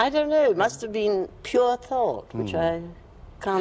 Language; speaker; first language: English; native; English